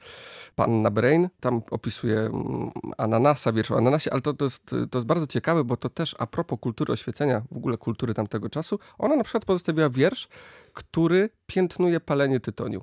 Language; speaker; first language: Polish; native; Polish